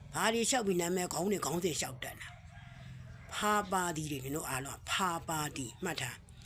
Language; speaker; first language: Burmese; native; Burmese